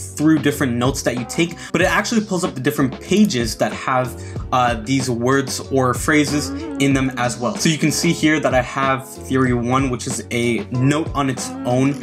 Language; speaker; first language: English; native; English